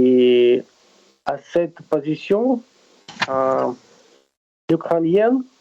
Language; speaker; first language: French; non-native, fluent; Russian